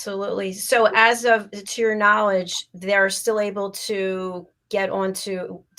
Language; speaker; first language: English; native; English